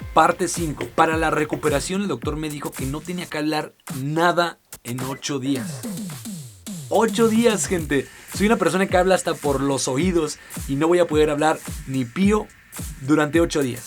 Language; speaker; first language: Spanish; native; Spanish